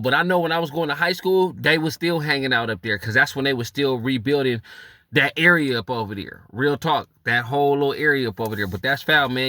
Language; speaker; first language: English; native; English